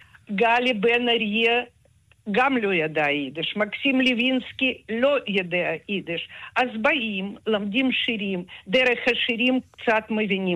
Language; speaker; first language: Hebrew; non-native, fluent; Russian